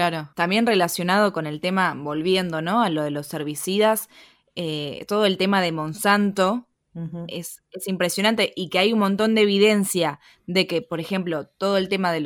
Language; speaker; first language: Spanish; native; Spanish